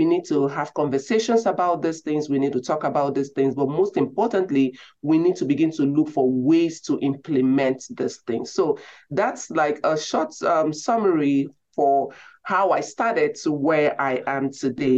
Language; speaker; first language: English; non-native, local second language; Igbo